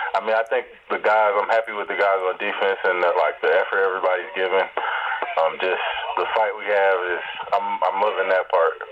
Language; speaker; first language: English; native; English